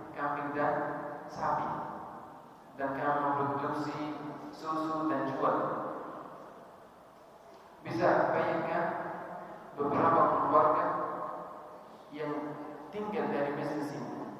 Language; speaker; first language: Indonesian; non-native, fluent; Arabic